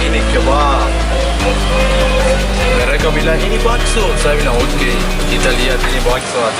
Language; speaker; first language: Indonesian; non-native, learner; Persian